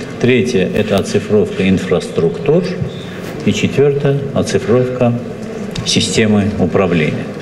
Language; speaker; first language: Russian; non-native, local second language; Armenian